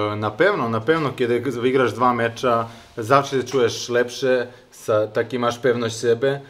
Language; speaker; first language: Polish; non-native, learner; Serbian